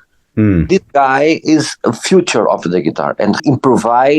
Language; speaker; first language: English; non-native, learner; Portuguese